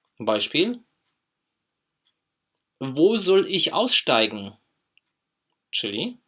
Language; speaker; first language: German; non-native, fluent; Polish